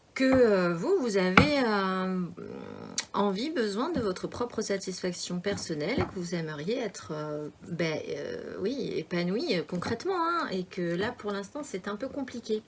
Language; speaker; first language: French; native; French